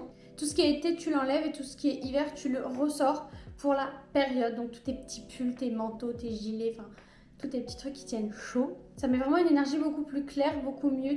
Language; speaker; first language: French; native; French